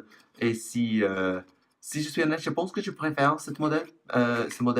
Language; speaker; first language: French; non-native, fluent; English